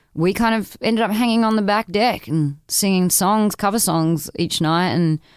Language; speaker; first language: English; native; English